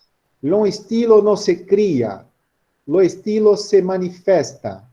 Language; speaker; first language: Spanish; non-native, learner; Portuguese